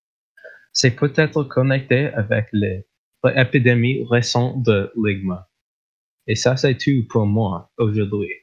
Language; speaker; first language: French; non-native, learner; English